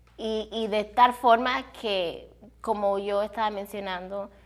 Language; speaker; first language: Spanish; early bilingual, heritage; Spanish